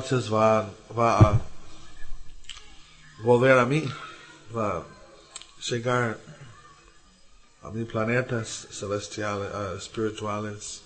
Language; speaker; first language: Spanish; non-native, learner; English